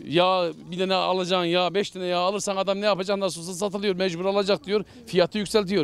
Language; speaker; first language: Turkish; native; Turkish